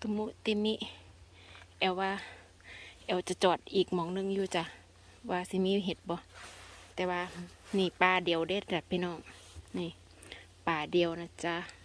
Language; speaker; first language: Thai; native; Thai